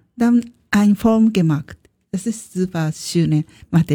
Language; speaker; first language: German; non-native, learner; Japanese